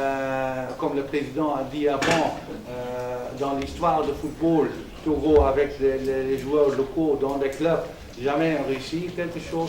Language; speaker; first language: French; non-native, local second language; Dutch